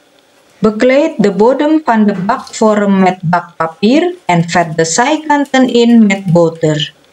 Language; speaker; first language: Dutch; non-native, fluent; Indonesian